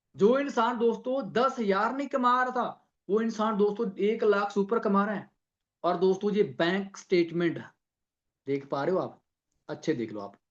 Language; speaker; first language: Hindi; non-native, local second language; Punjabi